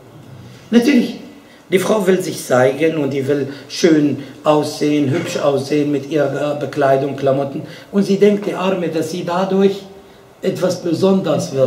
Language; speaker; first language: German; non-native, fluent; Arabic